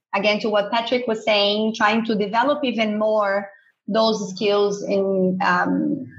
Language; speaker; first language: English; non-native, fluent; Portuguese